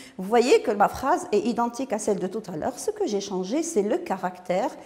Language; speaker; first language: French; non-native, local second language; Arabic